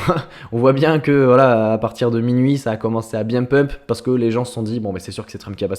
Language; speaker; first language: French; native; French